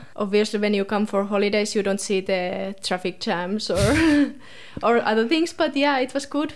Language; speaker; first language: English; non-native, fluent; Finnish